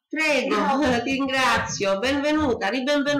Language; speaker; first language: Italian; native; Italian